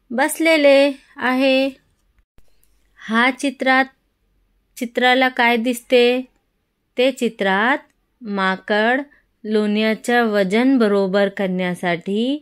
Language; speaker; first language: Marathi; non-native, local second language; Urdu